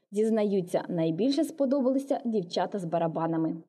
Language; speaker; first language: Ukrainian; native; Ukrainian